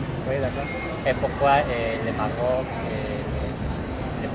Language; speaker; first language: French; non-native, learner; Spanish